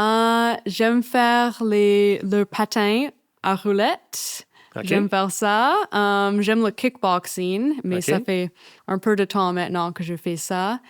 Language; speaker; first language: French; non-native, fluent; English